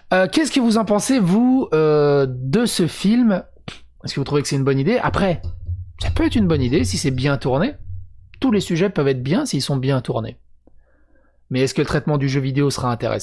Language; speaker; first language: French; native; French